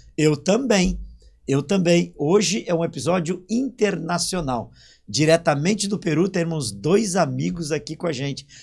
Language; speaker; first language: Portuguese; native; Portuguese